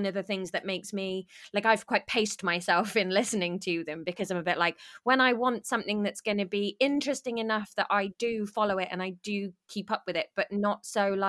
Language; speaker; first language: English; native; English